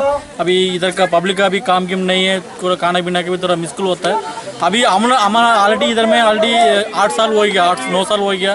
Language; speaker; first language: Hindi; non-native, local second language; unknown